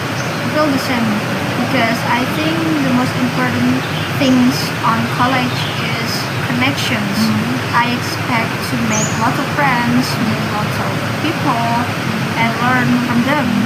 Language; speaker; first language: English; non-native, learner; Indonesian